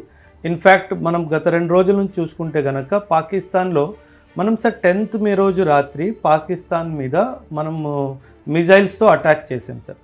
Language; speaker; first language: Telugu; non-native, local second language; Punjabi